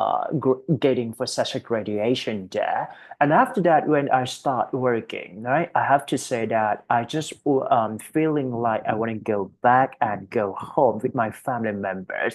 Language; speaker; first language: English; non-native, fluent; Thai